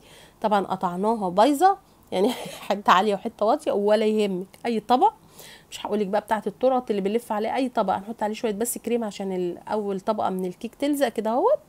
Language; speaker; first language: Arabic; native; Arabic